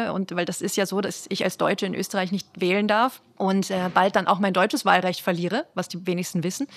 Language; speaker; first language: German; native; German